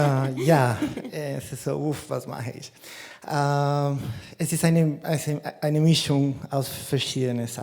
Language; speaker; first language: German; non-native, fluent; Spanish